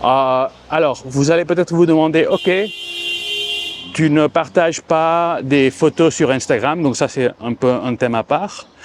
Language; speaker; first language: French; non-native, fluent; Spanish